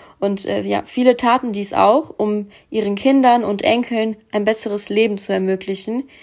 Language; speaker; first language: German; early bilingual, other home language; Russian